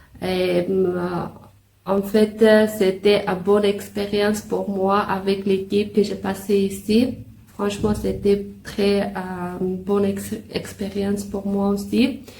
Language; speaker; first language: French; non-native, learner; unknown